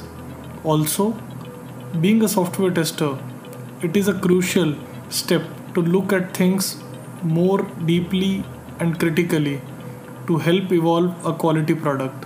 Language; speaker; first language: English; non-native, local second language; Hindi